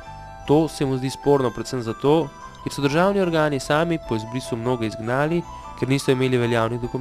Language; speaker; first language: Slovenian; native; Slovenian